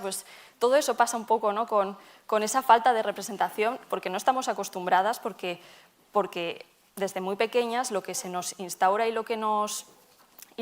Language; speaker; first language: Spanish; native; Spanish